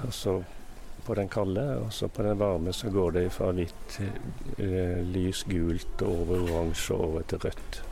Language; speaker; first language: Norwegian; native; Norwegian